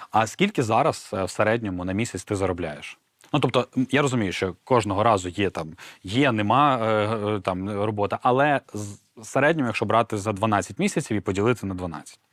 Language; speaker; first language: Ukrainian; native; Ukrainian